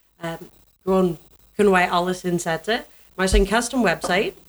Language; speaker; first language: Dutch; non-native, learner; English